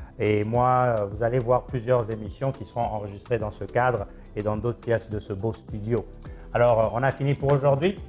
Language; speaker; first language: French; non-native, local second language; Lingala